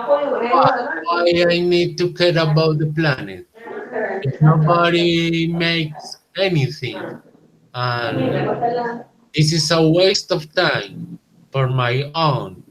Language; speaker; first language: English; non-native, learner; Spanish